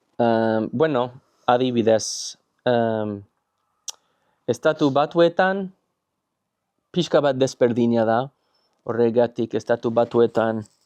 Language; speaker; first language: Basque; non-native, learner; English